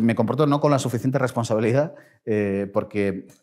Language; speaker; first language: Spanish; native; Spanish